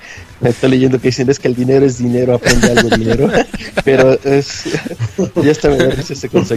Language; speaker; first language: Spanish; native; Spanish